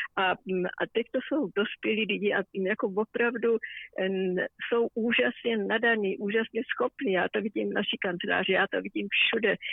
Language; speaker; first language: Czech; native; Czech